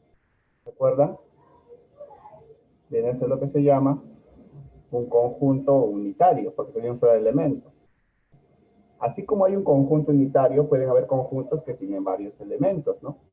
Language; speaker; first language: Spanish; native; Spanish